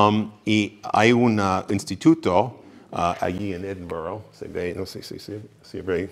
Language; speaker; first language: Spanish; non-native, fluent; English